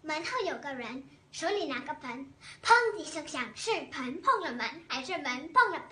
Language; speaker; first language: Chinese; early bilingual, other home language; English